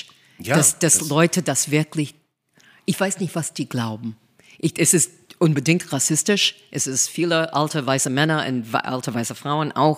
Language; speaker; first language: German; non-native, fluent; English